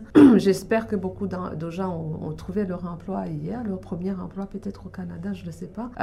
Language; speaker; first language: French; non-native, local second language; Rundi